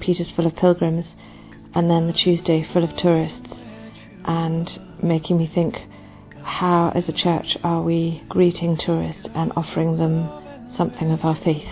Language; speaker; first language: English; native; English